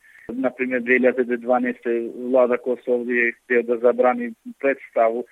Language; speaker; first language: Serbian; non-native, local second language; Albanian